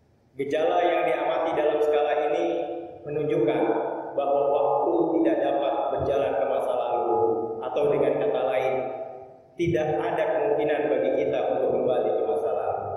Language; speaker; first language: Indonesian; native; Indonesian